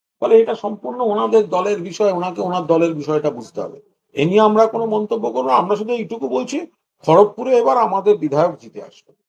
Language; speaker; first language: Bangla; native; Bangla